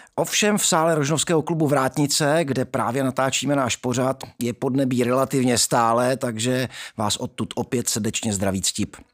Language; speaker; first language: Czech; native; Czech